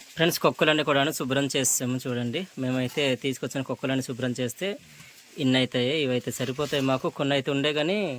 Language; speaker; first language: Telugu; non-native, local second language; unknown